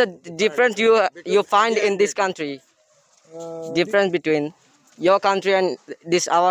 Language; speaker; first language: English; non-native, learner; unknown